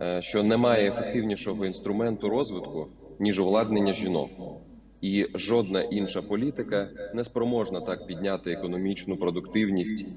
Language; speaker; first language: Ukrainian; native; Ukrainian